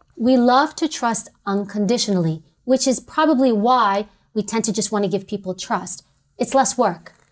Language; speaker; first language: English; native; English